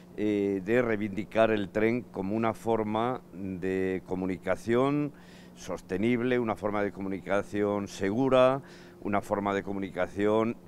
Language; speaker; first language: Spanish; native; Spanish